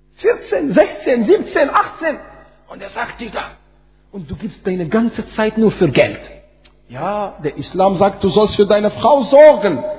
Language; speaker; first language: German; non-native, fluent; Arabic